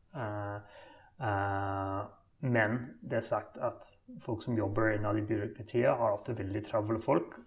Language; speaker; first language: Norwegian; non-native, fluent; English